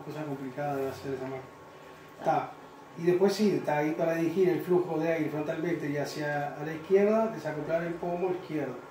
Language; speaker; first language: Spanish; native; Spanish